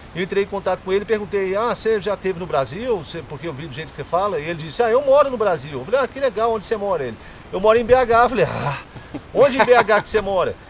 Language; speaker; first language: Portuguese; native; Portuguese